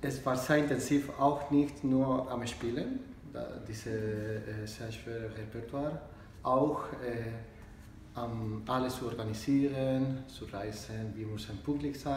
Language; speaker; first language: German; non-native, learner; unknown